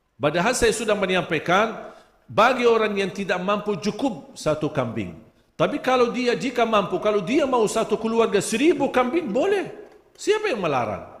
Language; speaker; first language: Malay; non-native, fluent; Arabic